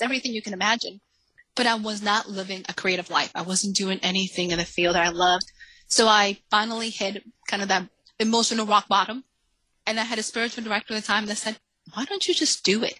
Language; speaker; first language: English; early bilingual, other home language; Spanish